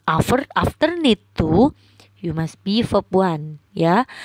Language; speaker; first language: English; non-native, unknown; Indonesian